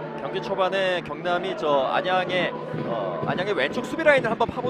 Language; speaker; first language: Korean; native; Korean